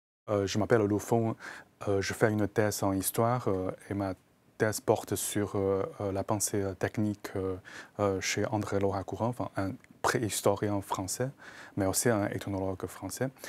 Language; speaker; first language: French; non-native, fluent; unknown